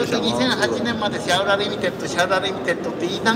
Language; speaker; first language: Japanese; native; Japanese